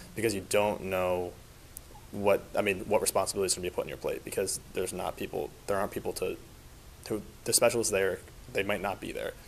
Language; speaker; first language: English; native; English